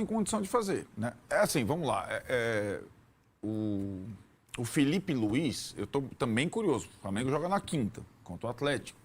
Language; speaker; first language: Portuguese; native; Portuguese